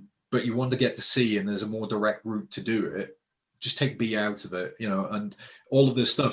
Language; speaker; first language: English; native; English